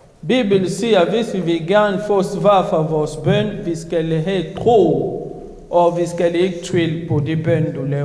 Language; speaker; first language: Danish; non-native, fluent; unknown